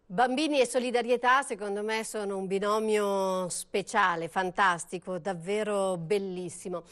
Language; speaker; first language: Italian; native; Italian